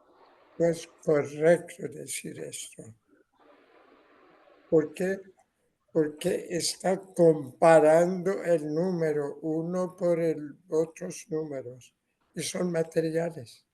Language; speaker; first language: Spanish; non-native, learner; Persian